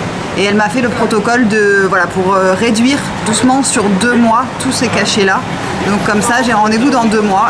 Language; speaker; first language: French; native; French